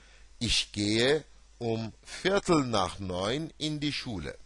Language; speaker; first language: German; non-native, fluent; Turkish